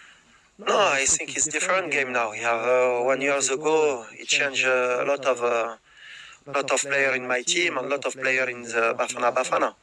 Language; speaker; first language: English; non-native, learner; French